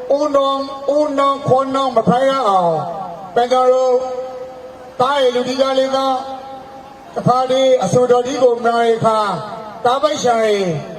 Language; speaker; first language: Burmese; native; Burmese